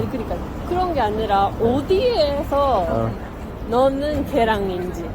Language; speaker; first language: Korean; non-native, fluent; Japanese